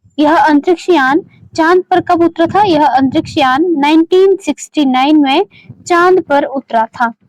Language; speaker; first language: Hindi; native; Hindi